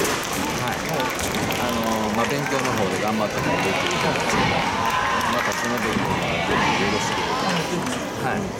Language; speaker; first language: Japanese; native; Japanese